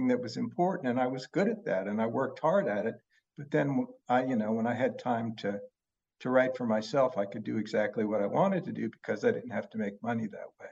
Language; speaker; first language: English; native; English